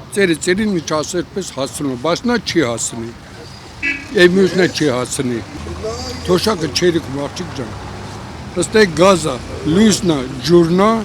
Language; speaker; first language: Armenian; native; Armenian